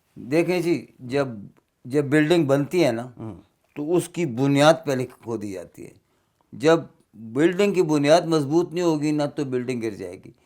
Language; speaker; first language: Urdu; non-native, local second language; Pashto